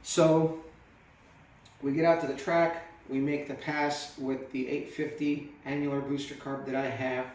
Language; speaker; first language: English; native; English